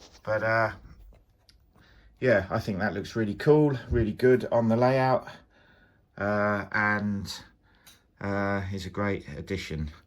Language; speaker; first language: English; native; English